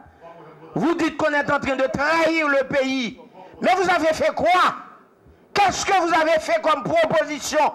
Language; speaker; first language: French; non-native, local second language; Haitian Creole